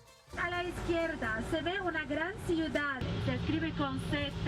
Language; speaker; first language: Spanish; non-native, fluent; Arabic